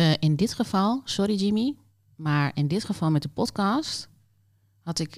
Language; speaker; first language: Dutch; native; Dutch